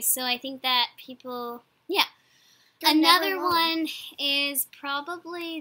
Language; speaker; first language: English; native; English